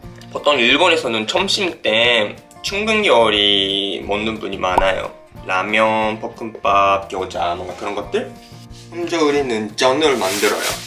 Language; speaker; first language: Korean; non-native, fluent; Japanese